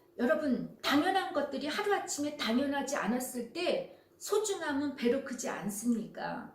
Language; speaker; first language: Korean; native; Korean